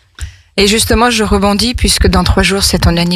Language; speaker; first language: French; native; French